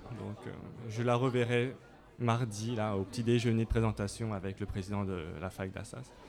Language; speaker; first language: French; native; French